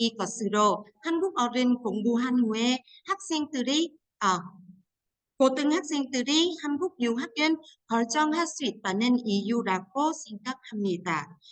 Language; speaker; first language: Korean; non-native, fluent; Vietnamese